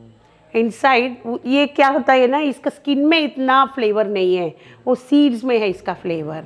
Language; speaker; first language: Hindi; non-native, local second language; Malayalam